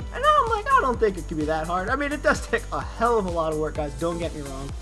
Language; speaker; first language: English; native; English